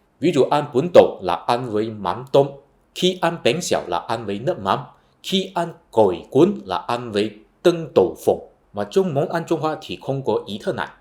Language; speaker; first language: Vietnamese; non-native, fluent; Chinese